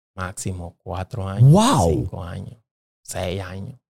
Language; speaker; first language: Spanish; non-native, local second language; Jamaican Creole English